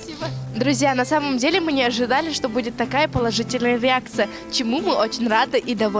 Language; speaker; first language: Russian; non-native, local second language; Tajik